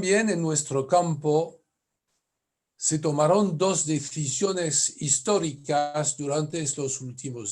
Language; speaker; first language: Spanish; non-native, fluent; French